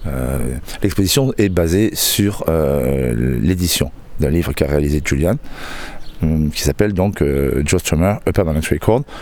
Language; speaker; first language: French; native; French